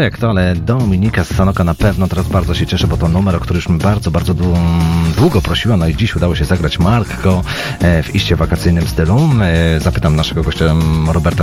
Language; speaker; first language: Polish; native; Polish